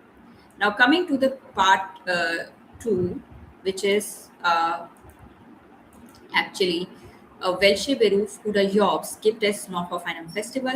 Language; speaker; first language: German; non-native, learner; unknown